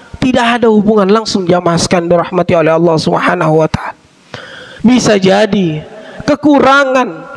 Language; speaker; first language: Indonesian; native; Indonesian